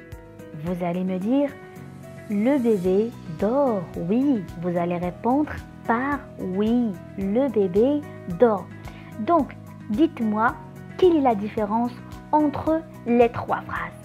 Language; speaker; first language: French; non-native, local second language; Arabic